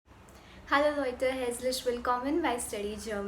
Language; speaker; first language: German; non-native, fluent; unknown